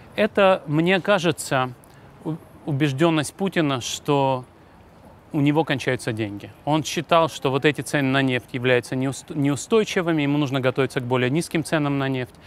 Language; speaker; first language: Russian; native; Russian